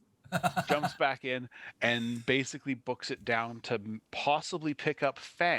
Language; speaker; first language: English; native; English